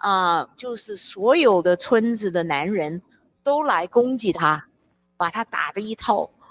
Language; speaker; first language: Chinese; early bilingual, heritage; English